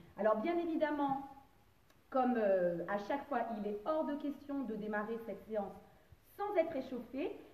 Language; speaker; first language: French; native; French